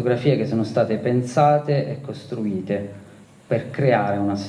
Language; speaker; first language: Italian; native; Italian